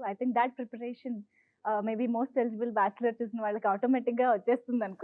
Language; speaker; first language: Telugu; native; Telugu